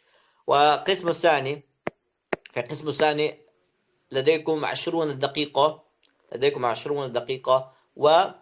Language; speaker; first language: Arabic; non-native, fluent; Uzbek